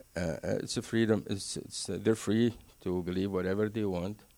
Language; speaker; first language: English; non-native, fluent; Arabic